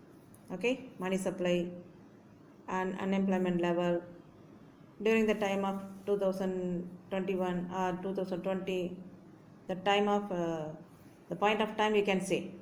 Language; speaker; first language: English; non-native, local second language; Tamil